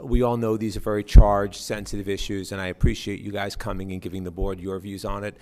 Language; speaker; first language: English; native; English